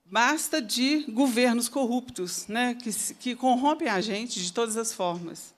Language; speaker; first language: Portuguese; native; Portuguese